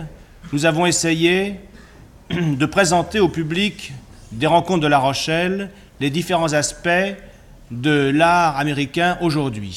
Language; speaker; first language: French; native; French